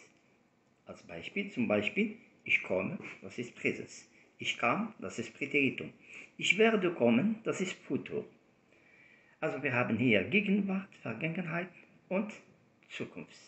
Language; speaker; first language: German; non-native, fluent; Arabic